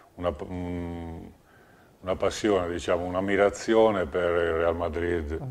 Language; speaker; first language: Italian; native; Italian